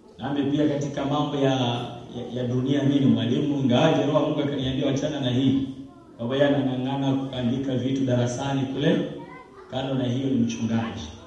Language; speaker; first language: Swahili; non-native, local second language; Luyia